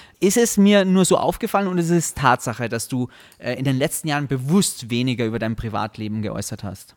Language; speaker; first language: German; native; German